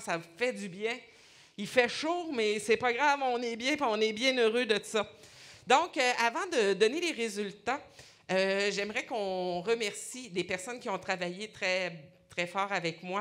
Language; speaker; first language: French; native; French